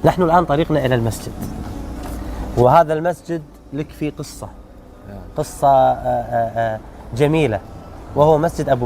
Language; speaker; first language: Arabic; native; Arabic